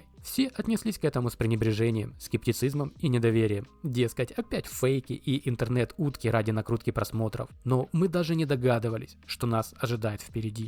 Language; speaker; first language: Russian; native; Russian